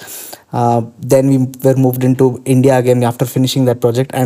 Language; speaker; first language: English; non-native, local second language; Kannada